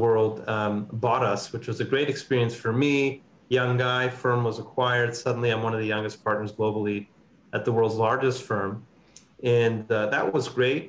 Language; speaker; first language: English; native; English